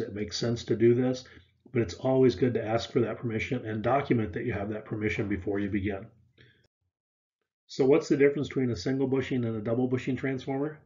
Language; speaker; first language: English; native; English